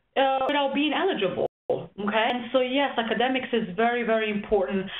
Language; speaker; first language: English; non-native, fluent; Serbian